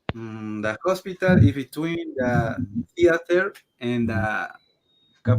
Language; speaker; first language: English; non-native, learner; Spanish